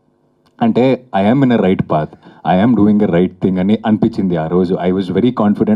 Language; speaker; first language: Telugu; non-native, fluent; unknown